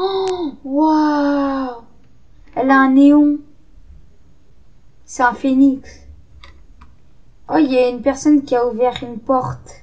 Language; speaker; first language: French; native; French